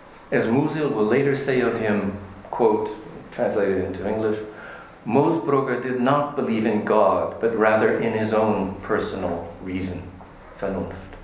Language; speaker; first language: English; native; English